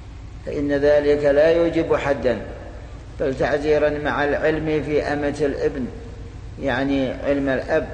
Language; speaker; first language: Arabic; native; Arabic